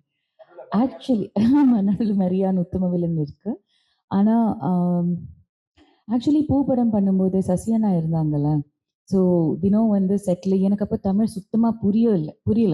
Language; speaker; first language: Tamil; non-native, local second language; Malayalam